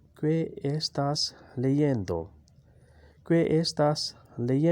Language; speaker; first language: Spanish; non-native, learner; Urdu